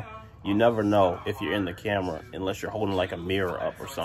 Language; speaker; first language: English; native; English